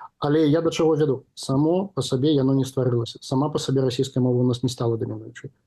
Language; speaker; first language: Belarusian; non-native, local second language; Russian